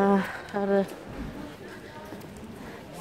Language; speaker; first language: Swedish; non-native, learner; Filipino